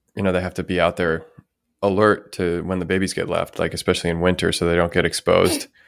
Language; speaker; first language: English; native; English